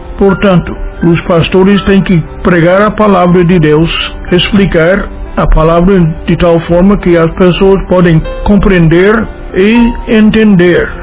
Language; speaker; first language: Portuguese; non-native, fluent; English